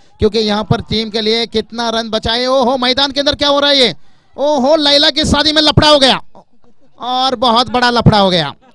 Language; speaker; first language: Hindi; non-native, local second language; Marathi